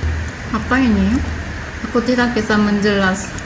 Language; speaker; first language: Indonesian; non-native, learner; Korean